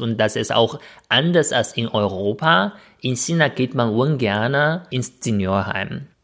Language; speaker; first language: German; non-native, fluent; Chinese